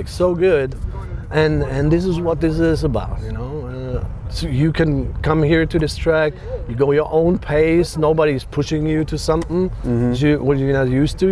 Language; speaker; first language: English; non-native, fluent; German